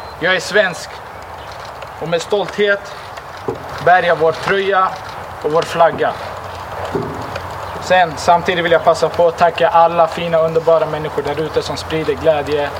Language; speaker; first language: Swedish; early bilingual, other home language; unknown